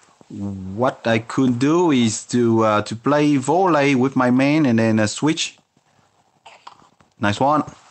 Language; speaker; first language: English; non-native, fluent; French